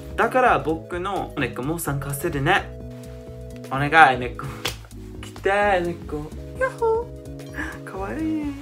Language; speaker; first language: Japanese; non-native, fluent; English